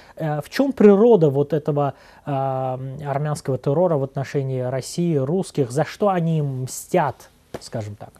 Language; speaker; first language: Russian; non-native, local second language; Azerbaijani